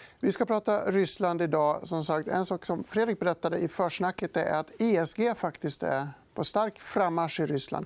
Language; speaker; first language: Swedish; native; Swedish